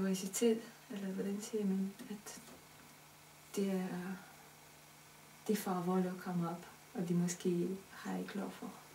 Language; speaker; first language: Danish; non-native, fluent; Romanian